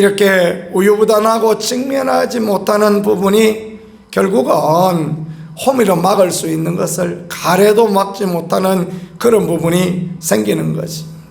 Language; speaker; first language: Korean; native; Korean